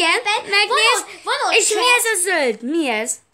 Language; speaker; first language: Hungarian; early bilingual, heritage; Hungarian